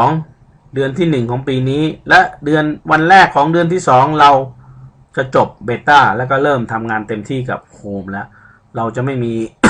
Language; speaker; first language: Thai; early bilingual, other home language; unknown